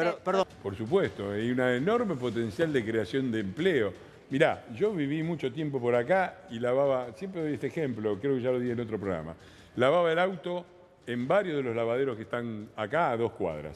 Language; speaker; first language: Spanish; native; Spanish